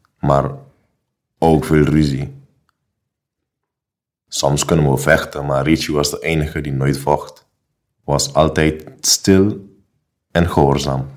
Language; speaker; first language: Dutch; non-native, local second language; Papiamento